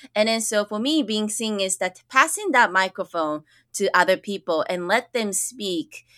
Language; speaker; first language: English; early bilingual, other home language; Japanese